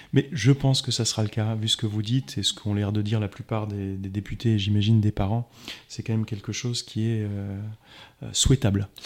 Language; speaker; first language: French; native; French